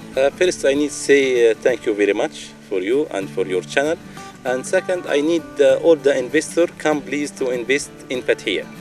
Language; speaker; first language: English; non-native, learner; Arabic